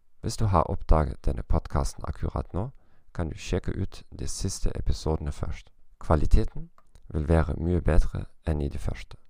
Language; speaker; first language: Norwegian; non-native, learner; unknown